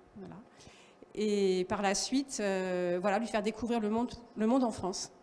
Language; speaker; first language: French; native; French